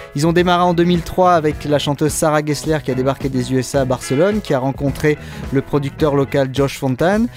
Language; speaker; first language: French; native; French